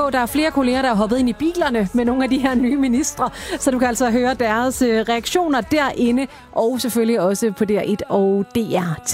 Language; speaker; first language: Danish; native; Danish